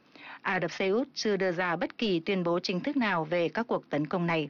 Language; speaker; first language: Vietnamese; native; Vietnamese